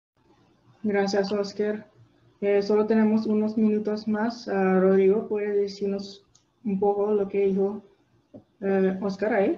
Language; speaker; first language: Spanish; non-native, fluent; English